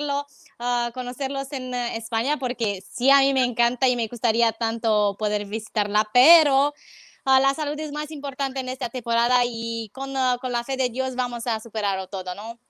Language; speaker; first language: Spanish; non-native, fluent; Romanian